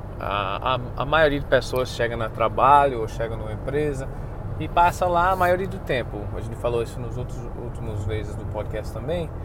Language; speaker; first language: Portuguese; non-native, fluent; English